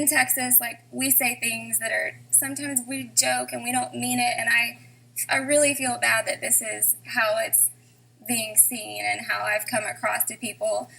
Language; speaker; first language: English; native; English